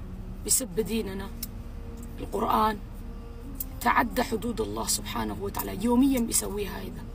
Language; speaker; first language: Arabic; non-native, fluent; Amharic